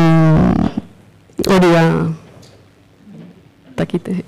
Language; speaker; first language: Basque; non-native, fluent; Spanish